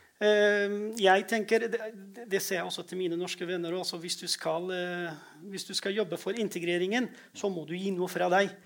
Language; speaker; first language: Norwegian; non-native, fluent; Kurdish